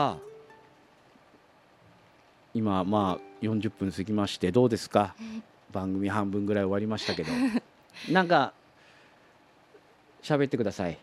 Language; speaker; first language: Japanese; native; Japanese